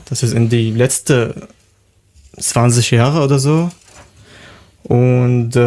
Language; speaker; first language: German; non-native, learner; Arabic